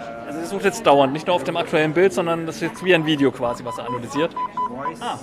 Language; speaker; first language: German; native; German